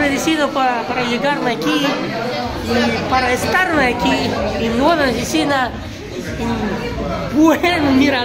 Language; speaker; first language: Spanish; non-native, learner; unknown